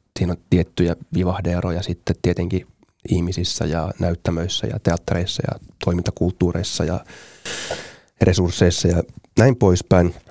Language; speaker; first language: Finnish; native; Finnish